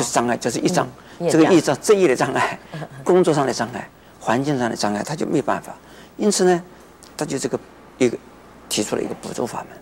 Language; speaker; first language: Chinese; native; Chinese